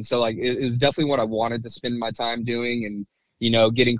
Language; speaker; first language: English; native; English